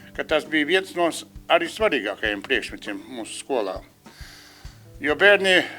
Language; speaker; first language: Latvian; native; Latvian